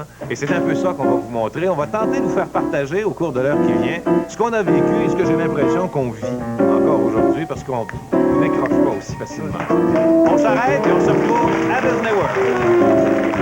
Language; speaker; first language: French; native; French